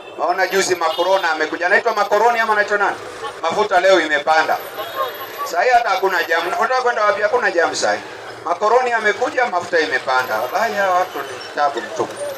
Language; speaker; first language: Swahili; native; Swahili